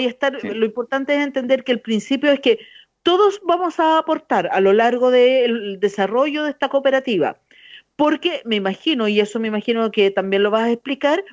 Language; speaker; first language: Spanish; native; Spanish